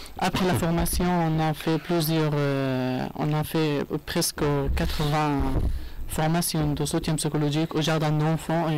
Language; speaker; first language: French; non-native, learner; Arabic